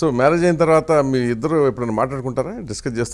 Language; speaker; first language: Telugu; native; Telugu